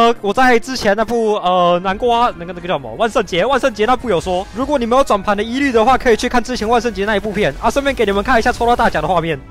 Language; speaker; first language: Chinese; native; Chinese